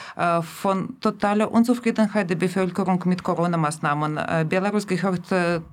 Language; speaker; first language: German; non-native, fluent; Russian